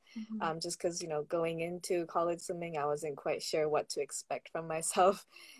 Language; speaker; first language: English; native; English